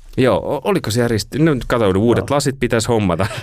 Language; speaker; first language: Finnish; native; Finnish